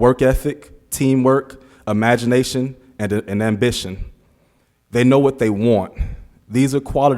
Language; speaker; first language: English; native; English